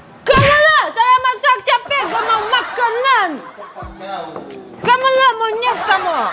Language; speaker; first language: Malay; non-native, learner; Russian